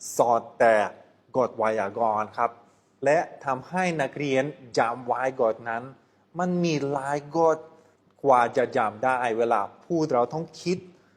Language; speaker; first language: Thai; non-native, fluent; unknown